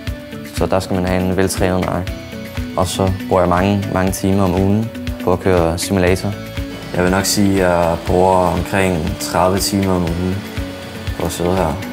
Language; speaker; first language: Danish; native; Danish